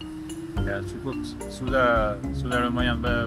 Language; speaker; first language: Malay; non-native, learner; French